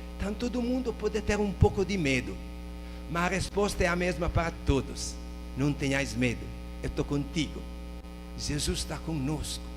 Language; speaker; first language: Portuguese; non-native, fluent; Italian